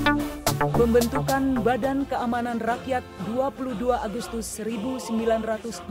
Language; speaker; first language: Indonesian; native; Indonesian